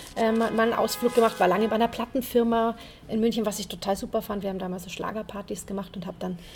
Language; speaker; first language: German; native; German